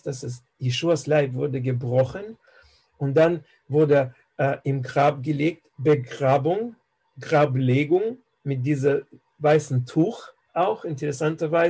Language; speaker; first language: German; non-native, fluent; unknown